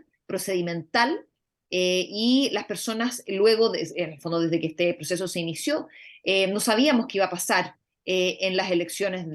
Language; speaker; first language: Spanish; native; Spanish